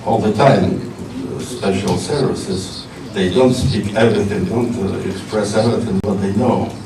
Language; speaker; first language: English; non-native, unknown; Ukrainian